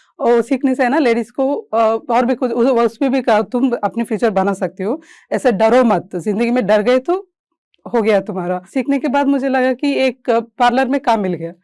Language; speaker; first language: Hindi; non-native, local second language; Kannada